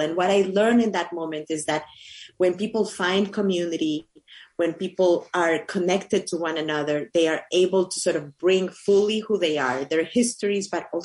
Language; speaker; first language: English; non-native, fluent; Spanish